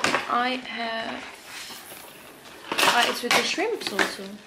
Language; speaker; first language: English; non-native, fluent; Dutch